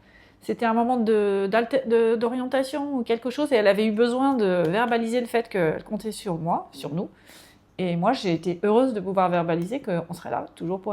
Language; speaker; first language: French; native; French